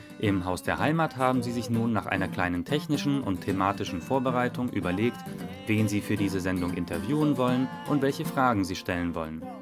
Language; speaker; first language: German; native; German